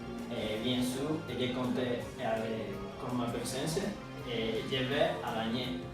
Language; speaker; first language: French; non-native, learner; Spanish